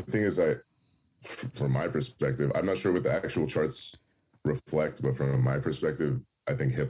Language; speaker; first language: English; native; English